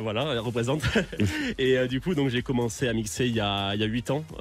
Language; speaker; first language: French; native; French